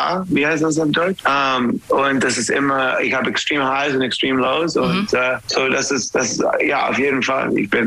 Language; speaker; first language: German; non-native, fluent; English